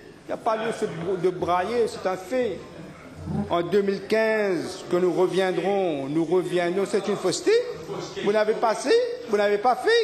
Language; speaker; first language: French; non-native, local second language; Morisyen